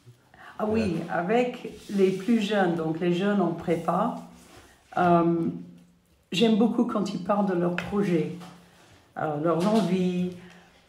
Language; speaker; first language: French; non-native, fluent; English